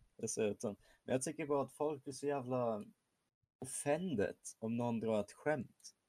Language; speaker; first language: Swedish; native; Swedish